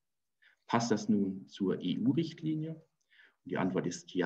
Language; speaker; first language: German; native; German